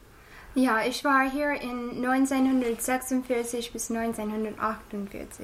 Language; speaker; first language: German; non-native, fluent; English